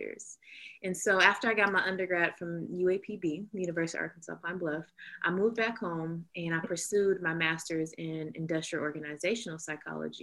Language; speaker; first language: English; native; English